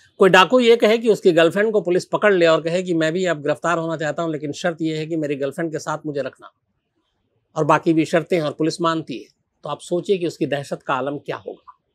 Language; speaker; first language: Hindi; native; Hindi